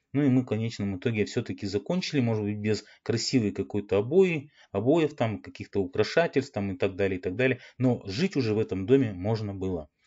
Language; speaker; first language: Russian; native; Russian